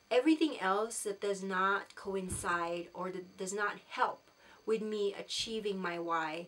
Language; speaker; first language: English; non-native, local second language; Filipino